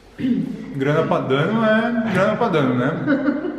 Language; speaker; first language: Italian; non-native, learner; Portuguese